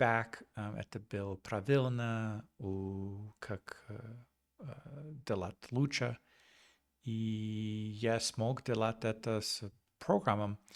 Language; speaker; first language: Russian; non-native, learner; English